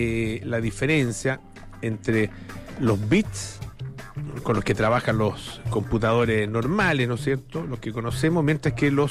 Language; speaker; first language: Spanish; native; Spanish